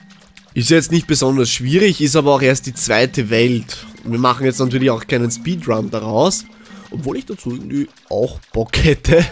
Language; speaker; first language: German; native; German